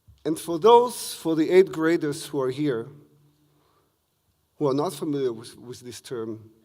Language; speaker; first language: English; non-native, fluent; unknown